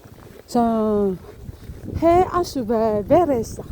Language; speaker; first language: Finnish; non-native, learner; Burmese